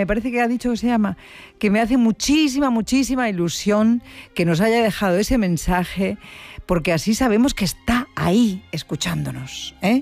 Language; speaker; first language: Spanish; native; Spanish